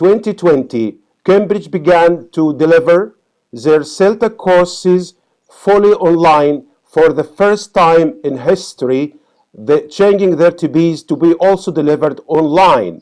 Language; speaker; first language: English; non-native, fluent; Arabic